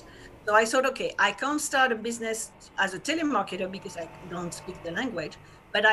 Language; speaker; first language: English; non-native, fluent; French